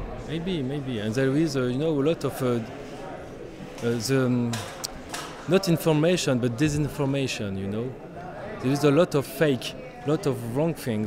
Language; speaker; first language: English; non-native, learner; French